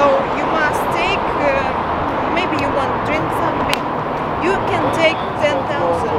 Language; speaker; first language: English; non-native, learner; Russian